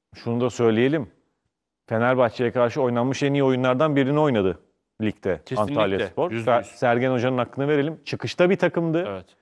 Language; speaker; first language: Turkish; native; Turkish